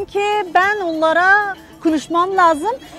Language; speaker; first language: Turkish; non-native, learner; Kurdish